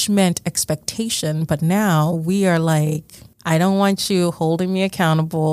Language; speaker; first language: English; early bilingual, other home language; Yoruba